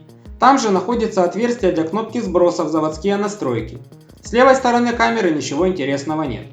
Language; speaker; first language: Russian; native; Russian